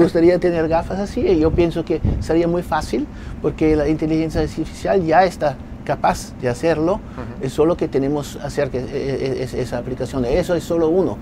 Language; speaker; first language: Spanish; non-native, fluent; German